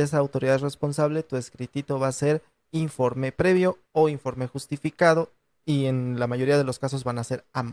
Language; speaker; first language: Spanish; native; Spanish